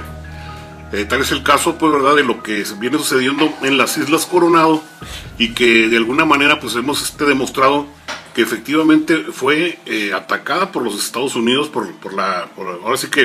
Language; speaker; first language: Spanish; native; Spanish